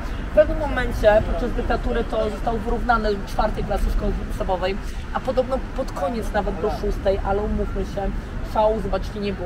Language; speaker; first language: Polish; native; Polish